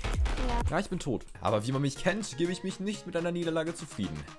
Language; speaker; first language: German; native; German